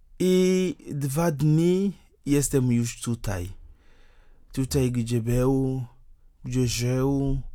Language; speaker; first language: Polish; non-native, fluent; Ewe